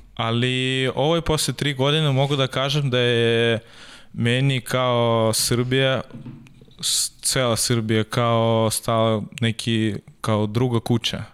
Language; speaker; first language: Serbian; non-native, learner; Russian